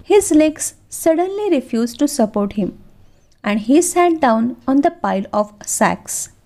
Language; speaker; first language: English; non-native, local second language; Marathi